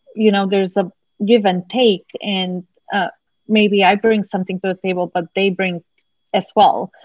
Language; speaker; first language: English; non-native, fluent; Macedonian